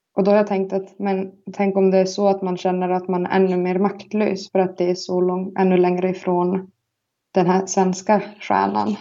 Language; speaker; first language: Swedish; native; Swedish